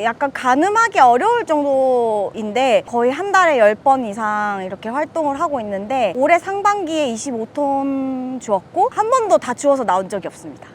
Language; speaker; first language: Korean; native; Korean